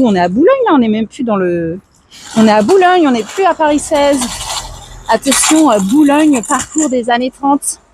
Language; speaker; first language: French; native; French